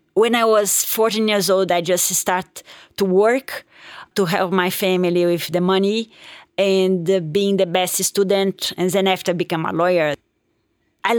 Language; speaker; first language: English; non-native, fluent; Portuguese